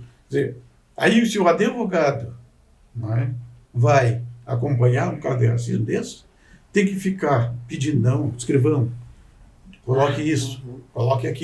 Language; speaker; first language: Portuguese; native; Portuguese